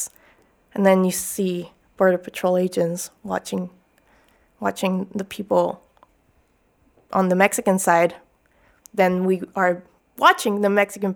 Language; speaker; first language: English; native; English